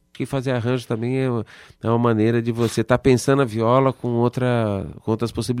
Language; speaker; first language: Portuguese; native; Portuguese